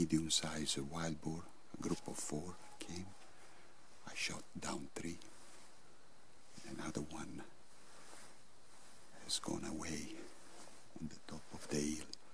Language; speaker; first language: English; non-native, fluent; Italian